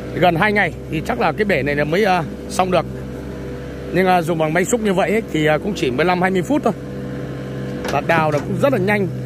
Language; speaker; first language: Vietnamese; non-native, local second language; Hmong